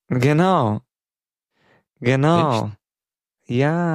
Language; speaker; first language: German; non-native, fluent; Romanian